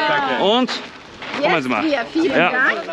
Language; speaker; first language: German; non-native, learner; Korean